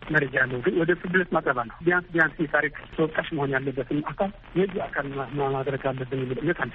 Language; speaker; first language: Amharic; non-native, local second language; Tigrinya